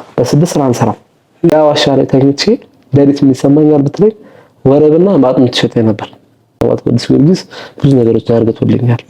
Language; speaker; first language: Amharic; native; Amharic